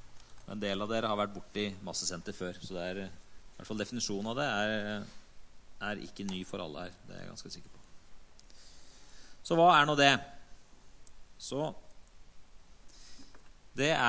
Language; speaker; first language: Norwegian; native; Norwegian